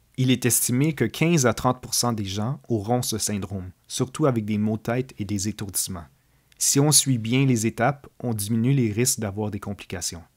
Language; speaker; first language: French; native; French